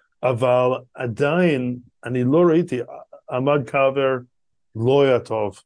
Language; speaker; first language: Hebrew; non-native, fluent; English